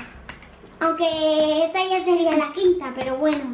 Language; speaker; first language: Spanish; native; Spanish